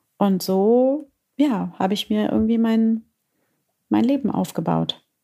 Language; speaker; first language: German; early bilingual, other home language; Portuguese